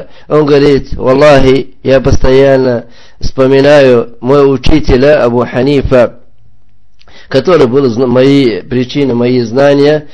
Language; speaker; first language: Russian; non-native, local second language; Arabic